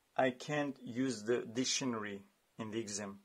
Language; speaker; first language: English; non-native, fluent; Uzbek